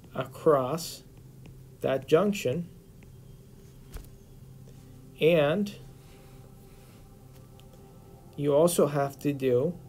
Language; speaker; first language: English; native; English